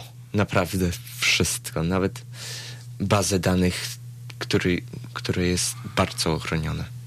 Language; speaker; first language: Polish; early bilingual, heritage; Polish